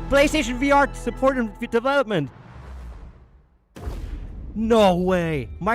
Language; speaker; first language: English; native; English